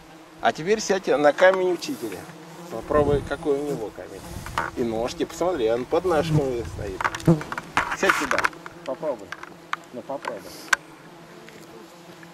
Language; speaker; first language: Russian; native; Russian